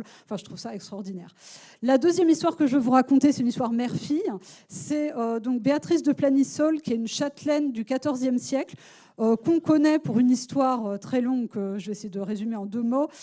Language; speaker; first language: French; native; French